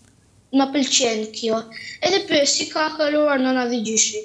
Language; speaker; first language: Albanian; early bilingual, heritage; Albanian